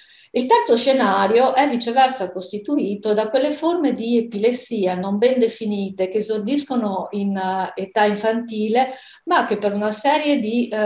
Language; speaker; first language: Italian; native; Italian